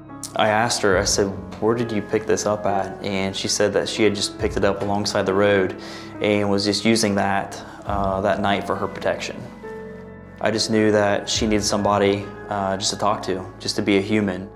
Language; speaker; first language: English; native; English